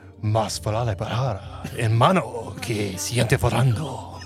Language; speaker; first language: Spanish; non-native, learner; English